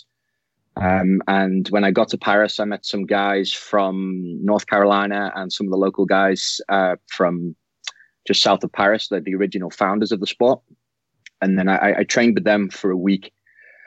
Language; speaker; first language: English; native; English